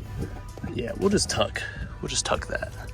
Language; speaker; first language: English; native; English